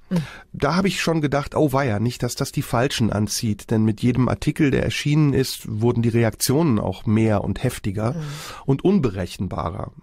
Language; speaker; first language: German; early bilingual, other home language; Turkish